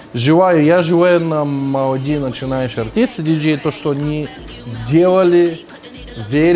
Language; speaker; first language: Russian; non-native, learner; Bulgarian